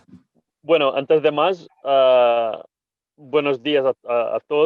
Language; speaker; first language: Spanish; non-native, fluent; Portuguese